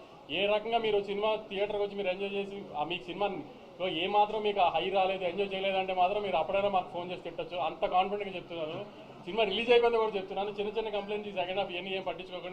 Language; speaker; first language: Telugu; native; Telugu